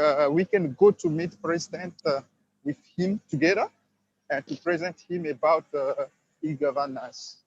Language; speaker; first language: English; non-native, learner; Swahili